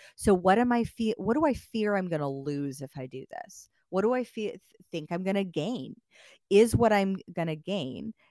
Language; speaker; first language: English; native; English